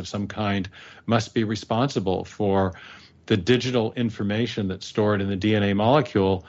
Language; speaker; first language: English; native; English